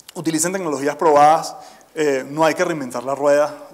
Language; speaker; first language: Spanish; native; Spanish